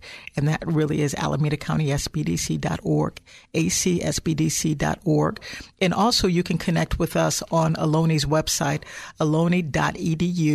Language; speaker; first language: English; native; English